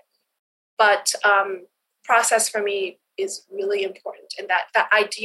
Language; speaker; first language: English; native; English